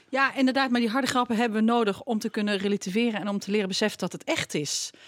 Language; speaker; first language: Dutch; native; Dutch